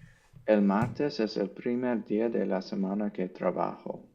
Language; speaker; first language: Spanish; non-native, learner; English